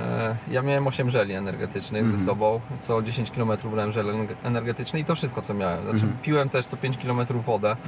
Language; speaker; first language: Polish; native; Polish